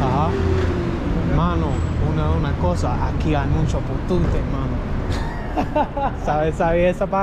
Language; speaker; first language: Spanish; non-native, learner; English